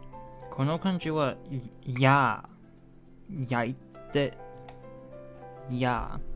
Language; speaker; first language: Japanese; non-native, learner; English